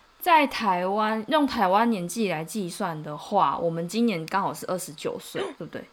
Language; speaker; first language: Chinese; native; Chinese